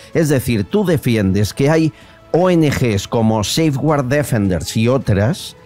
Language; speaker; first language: Spanish; native; Spanish